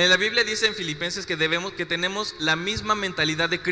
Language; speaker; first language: Spanish; native; Spanish